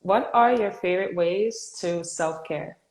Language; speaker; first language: English; native; English